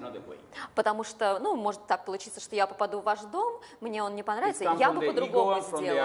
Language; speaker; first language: Russian; native; Russian